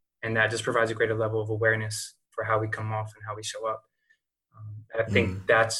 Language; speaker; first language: English; native; English